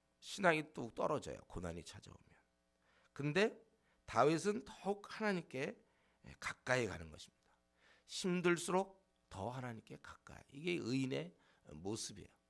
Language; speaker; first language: Korean; native; Korean